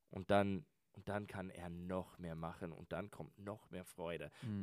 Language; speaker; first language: German; non-native, learner; English